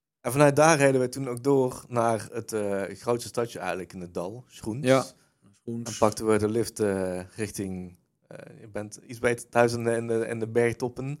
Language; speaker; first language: Dutch; native; Dutch